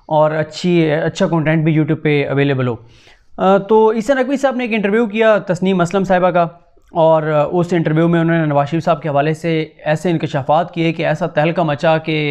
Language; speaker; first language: Urdu; non-native, local second language; Punjabi